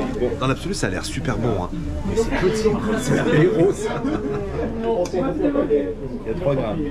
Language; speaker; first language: French; native; French